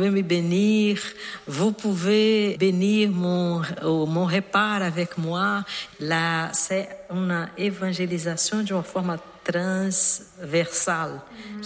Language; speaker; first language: French; non-native, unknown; Portuguese